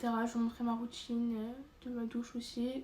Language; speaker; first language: French; native; French